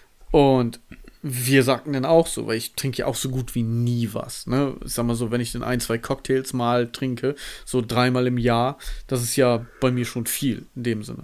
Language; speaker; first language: German; native; German